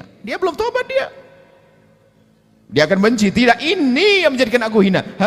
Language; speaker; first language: Indonesian; native; Indonesian